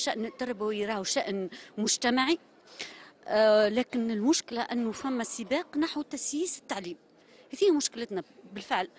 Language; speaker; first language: Arabic; native; Arabic